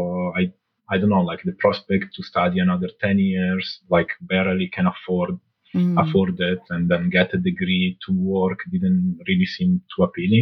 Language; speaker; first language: English; non-native, fluent; Italian